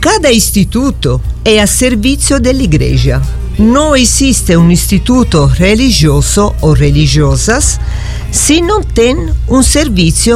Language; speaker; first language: Portuguese; non-native, learner; Italian